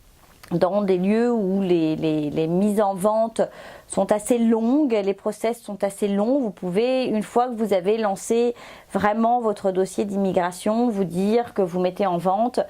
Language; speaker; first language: French; native; French